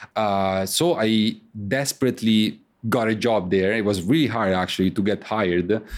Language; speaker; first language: English; non-native, fluent; Italian